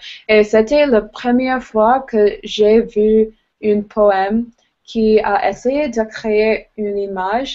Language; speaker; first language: French; non-native, learner; English